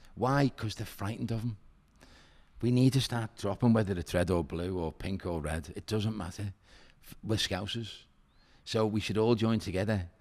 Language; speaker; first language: English; native; English